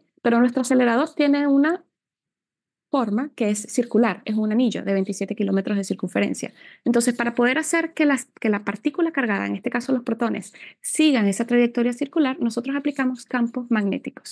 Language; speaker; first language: Spanish; native; Spanish